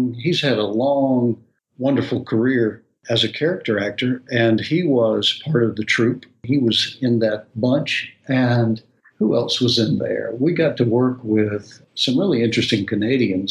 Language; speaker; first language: English; native; English